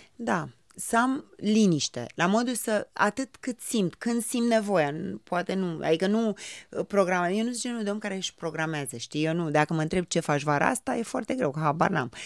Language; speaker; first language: Romanian; native; Romanian